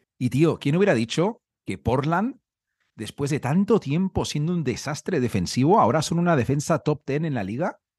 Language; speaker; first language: Spanish; native; Spanish